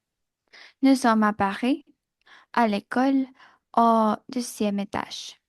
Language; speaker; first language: French; non-native, learner; Spanish